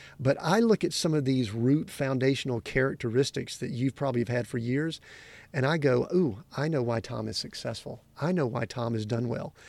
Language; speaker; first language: English; native; English